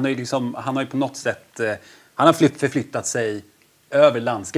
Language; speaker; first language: Swedish; native; Swedish